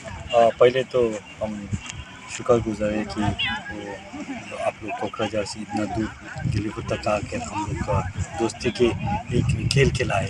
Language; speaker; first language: Hindi; non-native, fluent; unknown